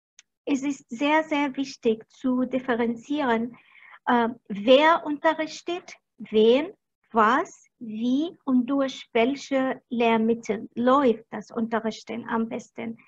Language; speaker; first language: German; non-native, fluent; Arabic